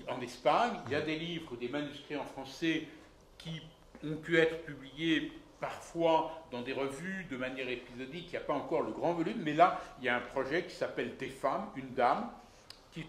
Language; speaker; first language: French; native; French